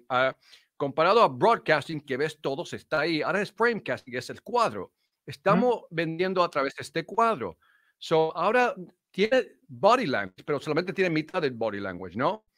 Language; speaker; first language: Spanish; early bilingual, heritage; Spanish